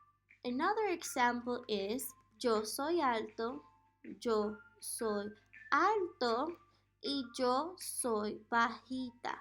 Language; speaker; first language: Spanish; non-native, fluent; English